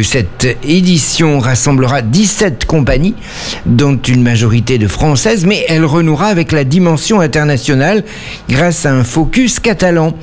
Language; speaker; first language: French; native; French